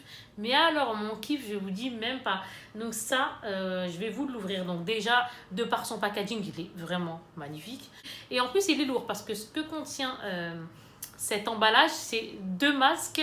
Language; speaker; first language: French; native; French